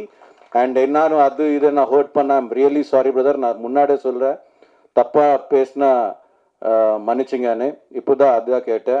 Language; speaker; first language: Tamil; non-native, learner; Telugu